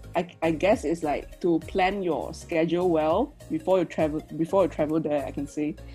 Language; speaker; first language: English; non-native, local second language; Chinese